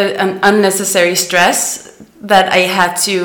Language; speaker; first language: English; non-native, fluent; Danish